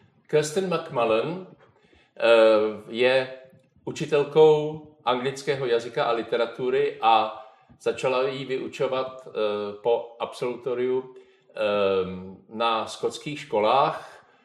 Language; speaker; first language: Czech; native; Czech